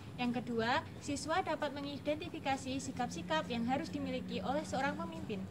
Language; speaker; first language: Indonesian; native; Indonesian